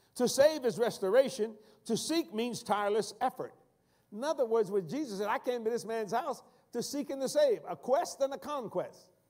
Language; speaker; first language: English; native; English